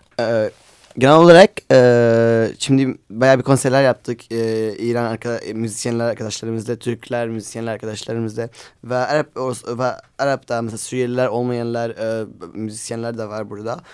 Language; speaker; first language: Turkish; non-native, learner; Arabic